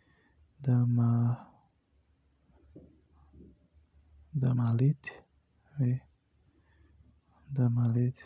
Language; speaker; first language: French; non-native, learner; Portuguese